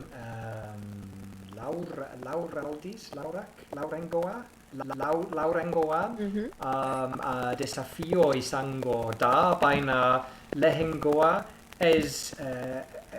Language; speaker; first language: Basque; non-native, learner; English